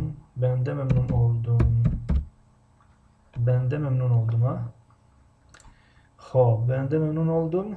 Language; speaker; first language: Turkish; non-native, fluent; Tajik